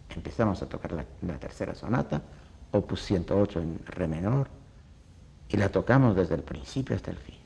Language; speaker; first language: Spanish; early bilingual, other home language; Polish